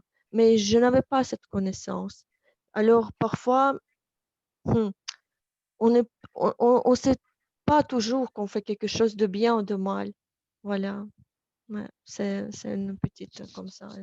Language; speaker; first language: French; non-native, fluent; Russian